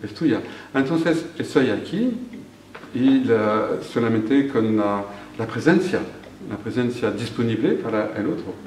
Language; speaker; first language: Spanish; non-native, fluent; French